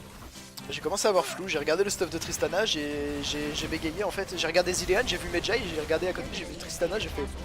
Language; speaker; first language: French; native; French